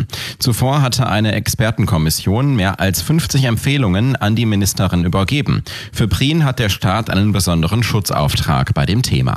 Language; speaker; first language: German; native; German